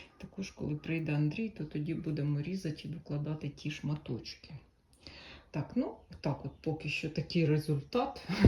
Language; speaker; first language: Ukrainian; non-native, local second language; Russian